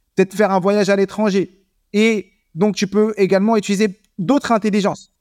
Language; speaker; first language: French; native; French